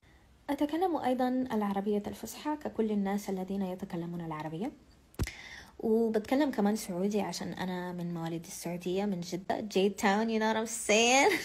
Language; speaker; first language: Arabic; non-native, local second language; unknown